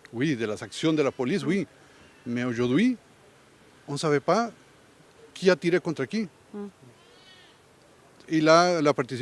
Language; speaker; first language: French; non-native, learner; Spanish